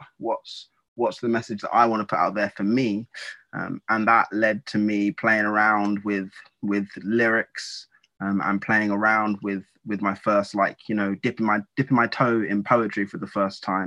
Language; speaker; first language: English; native; English